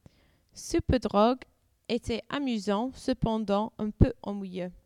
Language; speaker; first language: French; non-native, learner; English